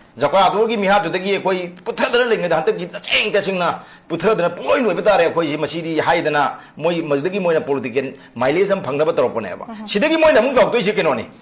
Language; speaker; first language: Manipuri; native; Manipuri